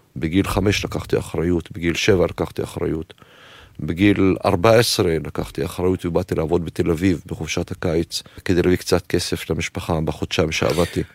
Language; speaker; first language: Hebrew; non-native, local second language; Arabic